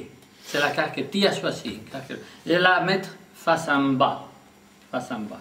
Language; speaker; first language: French; non-native, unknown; Spanish